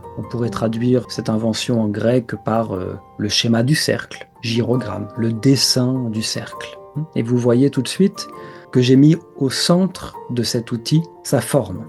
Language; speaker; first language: French; native; French